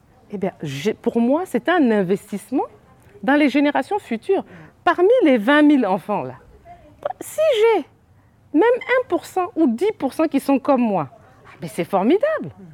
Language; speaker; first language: French; non-native, local second language; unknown